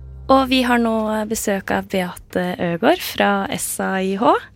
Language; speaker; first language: Norwegian; native; Norwegian